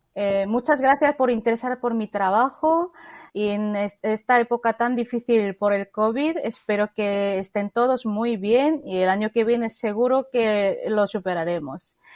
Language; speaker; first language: Spanish; non-native, fluent; Korean